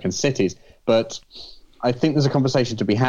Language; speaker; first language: English; native; English